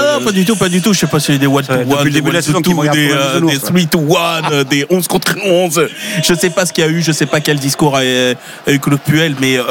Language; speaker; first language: French; native; French